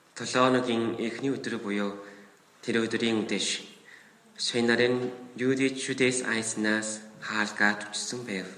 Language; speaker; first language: Mongolian; non-native, fluent; Korean